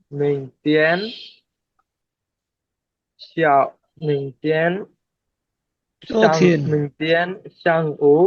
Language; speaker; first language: Chinese; non-native, learner; Bangla